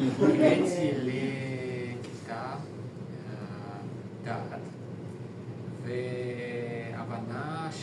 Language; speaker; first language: Hebrew; non-native, learner; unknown